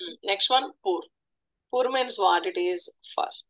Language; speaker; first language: English; non-native, local second language; Telugu